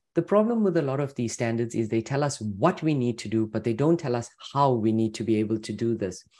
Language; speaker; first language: English; native; English